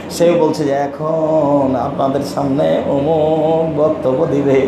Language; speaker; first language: Bangla; native; Bangla